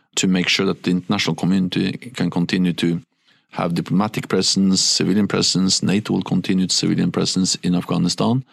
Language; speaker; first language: English; non-native, fluent; Norwegian